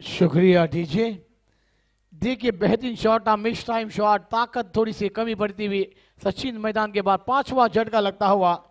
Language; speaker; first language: Hindi; non-native, local second language; Marathi